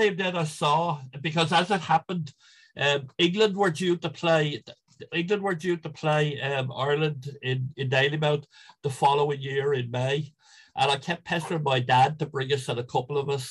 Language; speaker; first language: English; native; English